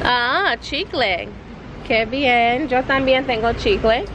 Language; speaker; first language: Spanish; non-native, fluent; English